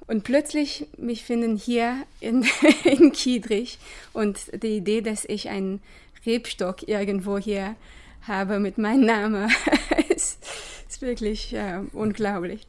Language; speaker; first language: German; non-native, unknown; Hebrew